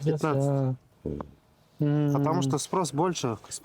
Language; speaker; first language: Russian; non-native, local second language; Kyrgyz